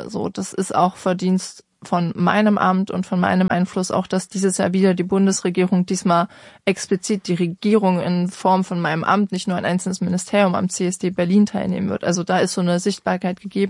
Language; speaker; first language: German; native; German